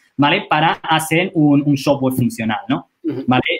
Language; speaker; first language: Spanish; non-native, fluent; Chinese